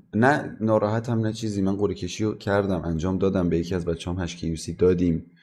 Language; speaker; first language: Persian; native; Persian